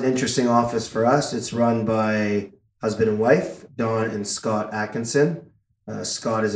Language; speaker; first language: English; native; English